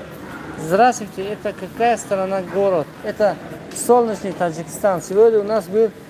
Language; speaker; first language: Russian; non-native, local second language; Tajik